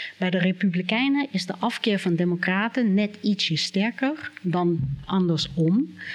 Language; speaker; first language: Dutch; non-native, fluent; English